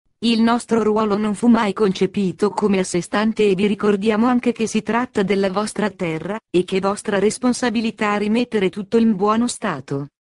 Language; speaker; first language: Italian; native; Italian